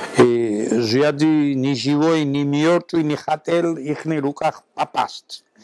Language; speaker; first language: Russian; non-native, local second language; Georgian